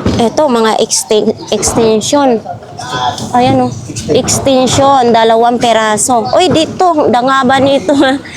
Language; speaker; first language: Filipino; non-native, local second language; Cebuano